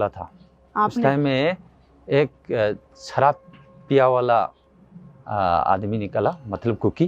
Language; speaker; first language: Hindi; non-native, local second language; Manipuri